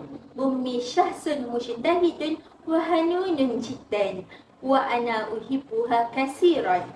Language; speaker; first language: Arabic; non-native, learner; Malay